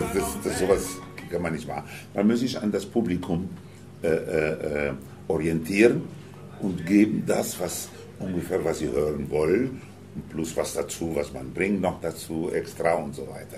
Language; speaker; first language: German; non-native, fluent; Spanish